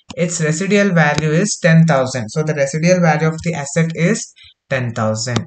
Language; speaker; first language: English; non-native, local second language; Kannada